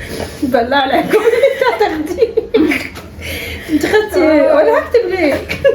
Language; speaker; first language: Arabic; native; Arabic